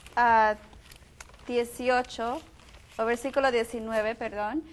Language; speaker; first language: Spanish; native; Spanish